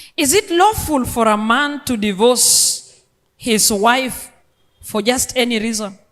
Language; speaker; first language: English; non-native, local second language; Luo (Kenya and Tanzania)